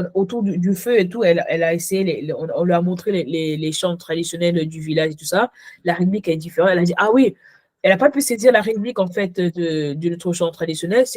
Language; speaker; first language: French; early bilingual, other home language; Ghomala